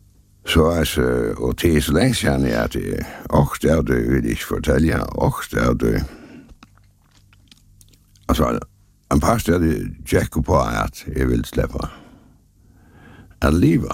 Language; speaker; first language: Danish; non-native, local second language; Faroese